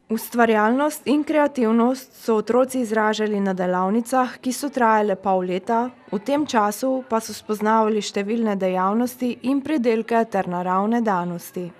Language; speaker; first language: Slovenian; native; Slovenian